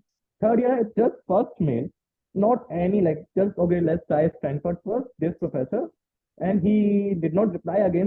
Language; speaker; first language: English; non-native, local second language; Hindi